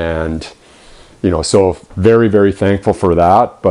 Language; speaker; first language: English; native; English